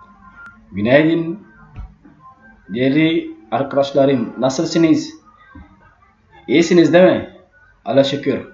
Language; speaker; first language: Turkish; non-native, learner; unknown